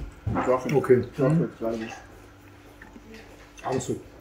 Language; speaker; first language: German; non-native, learner; Mongolian